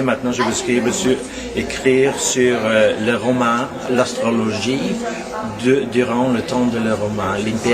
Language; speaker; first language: French; non-native, learner; Norwegian